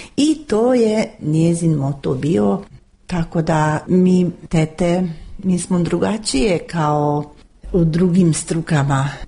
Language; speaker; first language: Croatian; early bilingual, heritage; Croatian